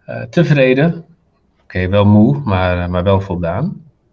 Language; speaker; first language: Dutch; non-native, fluent; Arabic